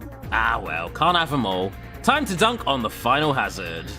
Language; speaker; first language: English; native; English